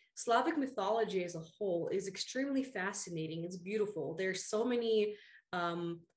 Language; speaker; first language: English; early bilingual, other home language; Russian